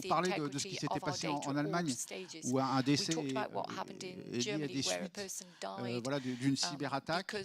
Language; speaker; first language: French; native; French